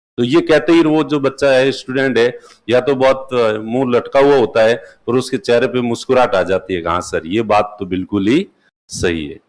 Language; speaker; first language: Hindi; non-native, local second language; Marwari